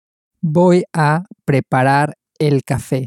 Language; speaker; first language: Spanish; non-native, learner; English